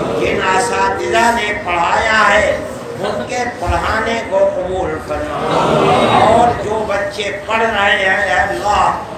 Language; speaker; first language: Urdu; native; Urdu